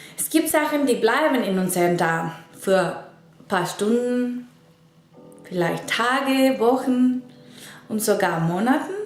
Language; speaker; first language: German; non-native, learner; Spanish